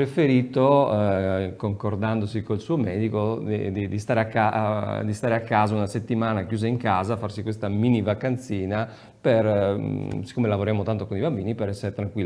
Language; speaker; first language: Italian; native; Italian